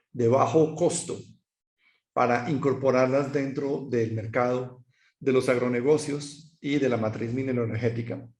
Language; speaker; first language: Spanish; native; Spanish